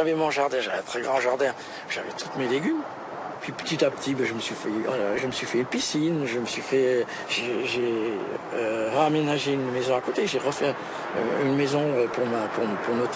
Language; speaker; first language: French; native; French